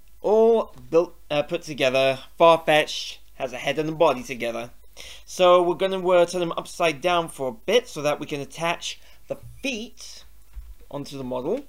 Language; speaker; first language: English; native; English